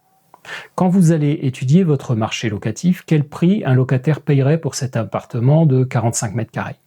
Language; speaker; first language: French; native; French